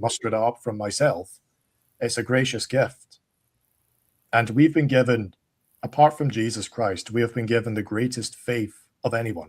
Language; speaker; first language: English; native; English